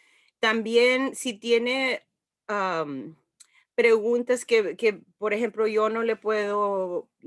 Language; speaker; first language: Spanish; early bilingual, heritage; Spanish